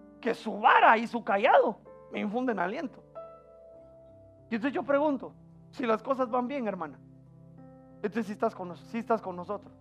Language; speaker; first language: Spanish; native; Spanish